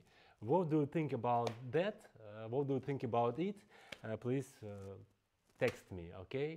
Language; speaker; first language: English; non-native, fluent; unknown